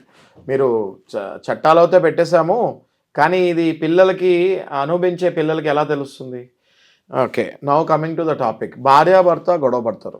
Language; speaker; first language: Telugu; native; Telugu